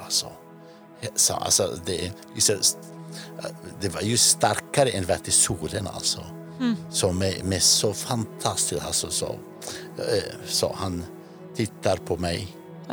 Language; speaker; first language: Swedish; non-native, fluent; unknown